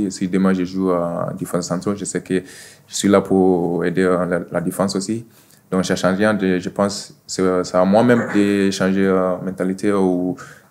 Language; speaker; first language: French; non-native, fluent; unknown